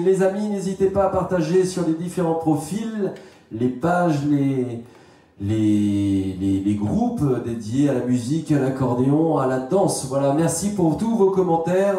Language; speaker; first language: French; native; French